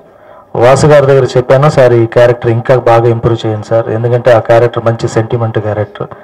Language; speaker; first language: Telugu; non-native, local second language; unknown